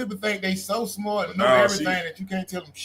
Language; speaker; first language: English; native; English